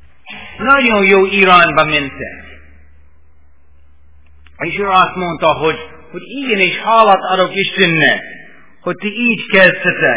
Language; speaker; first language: Hungarian; non-native, fluent; English